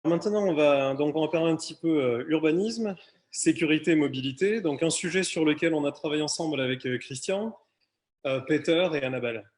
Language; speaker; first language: French; native; French